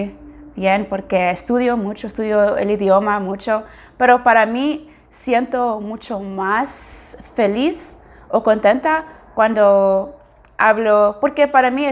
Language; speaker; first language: Spanish; non-native, fluent; English